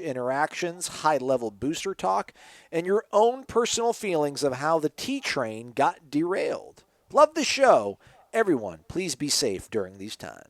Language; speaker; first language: English; native; English